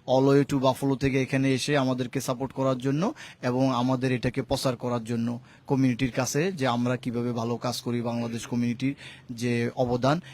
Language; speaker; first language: Bangla; native; Bangla